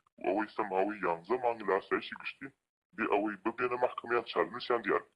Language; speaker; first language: Central Kurdish; non-native, local second language; Kurdish